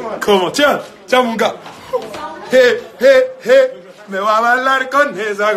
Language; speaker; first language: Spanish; non-native, fluent; French